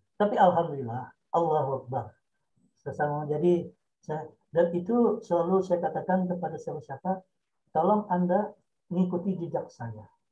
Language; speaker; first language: Indonesian; non-native, local second language; Minangkabau